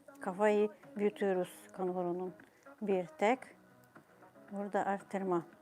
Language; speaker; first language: Turkish; non-native, fluent; Ukrainian